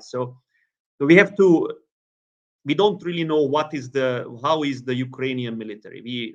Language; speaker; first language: English; non-native, fluent; Hungarian